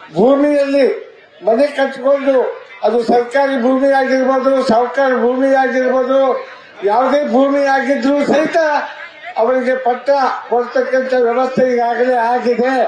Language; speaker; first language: Kannada; non-native, local second language; Lambadi